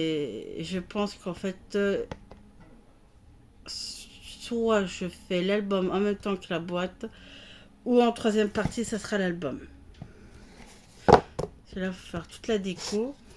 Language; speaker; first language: French; native; French